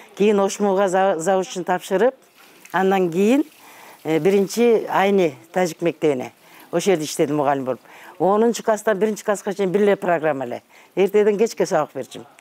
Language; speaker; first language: Kyrgyz; non-native, local second language; Tajik